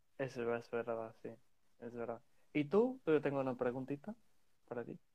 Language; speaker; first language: Spanish; non-native, fluent; English